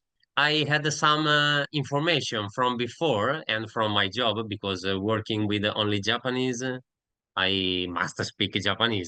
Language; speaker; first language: English; non-native, learner; Italian